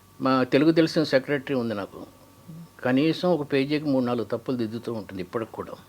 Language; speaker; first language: Telugu; native; Telugu